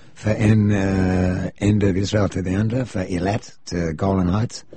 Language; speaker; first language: Danish; non-native, fluent; English